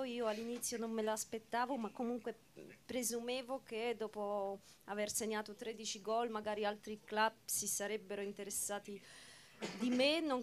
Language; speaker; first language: Italian; non-native, fluent; Polish